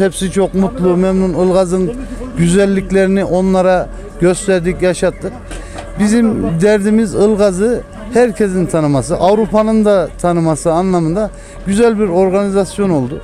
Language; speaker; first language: Turkish; native; Turkish